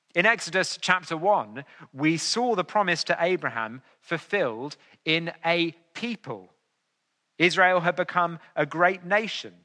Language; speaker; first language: English; native; English